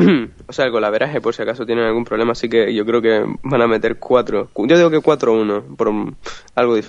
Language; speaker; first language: Spanish; native; Spanish